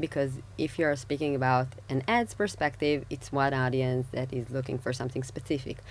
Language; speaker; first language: English; non-native, fluent; Hebrew